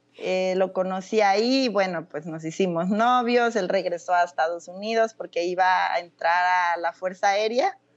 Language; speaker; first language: Spanish; native; Spanish